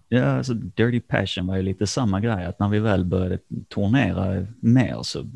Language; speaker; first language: Swedish; native; Swedish